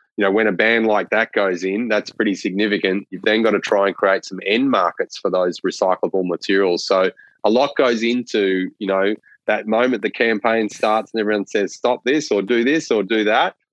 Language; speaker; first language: English; native; English